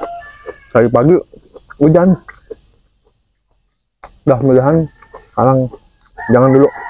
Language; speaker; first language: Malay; non-native, local second language; Sundanese